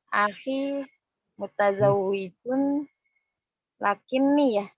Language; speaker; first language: Arabic; non-native, learner; Indonesian